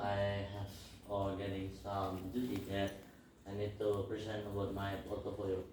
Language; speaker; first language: English; non-native, learner; Indonesian